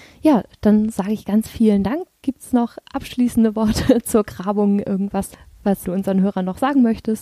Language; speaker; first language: German; native; German